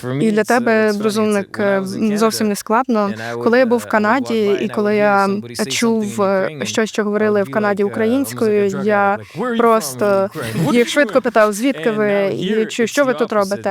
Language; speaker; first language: Ukrainian; early bilingual, heritage; English